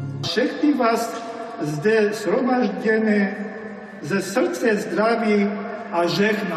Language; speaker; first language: Czech; non-native, learner; Croatian